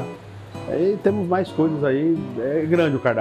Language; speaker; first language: Portuguese; native; Portuguese